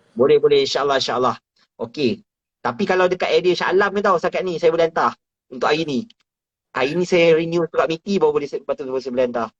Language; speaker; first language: Malay; native; Malay